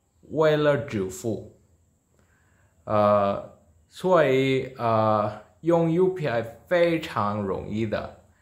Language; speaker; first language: Chinese; non-native, learner; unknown